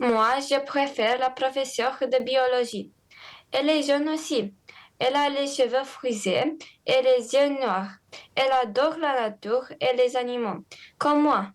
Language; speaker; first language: French; non-native, learner; Romanian